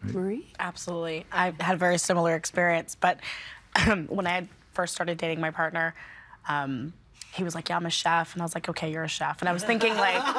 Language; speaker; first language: English; native; English